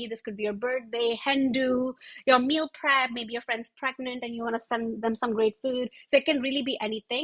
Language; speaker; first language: English; non-native, local second language; Hindi